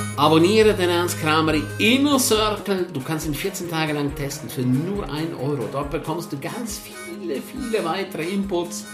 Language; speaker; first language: German; non-native, local second language; Romansh